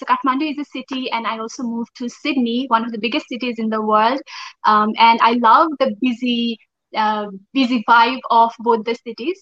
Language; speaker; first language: English; non-native, local second language; Nepali